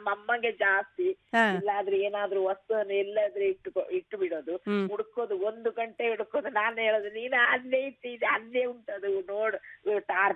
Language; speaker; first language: Kannada; non-native, local second language; Kodava